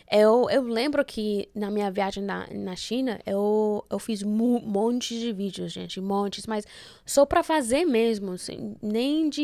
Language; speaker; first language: Portuguese; early bilingual, heritage; Portuguese